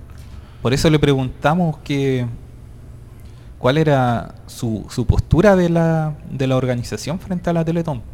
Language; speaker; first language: Spanish; native; Spanish